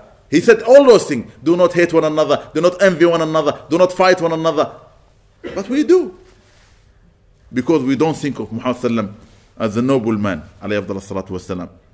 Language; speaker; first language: English; non-native, fluent; Arabic